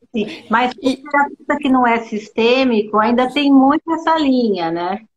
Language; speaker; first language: Portuguese; native; Portuguese